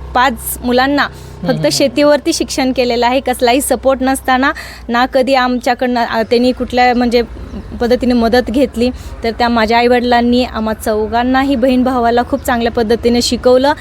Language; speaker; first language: Marathi; native; Marathi